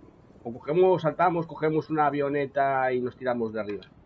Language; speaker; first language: Spanish; native; Spanish